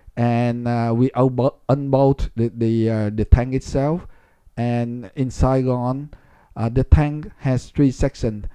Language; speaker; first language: English; non-native, fluent; Vietnamese